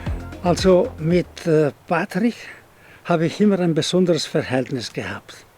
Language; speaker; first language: German; non-native, local second language; Italian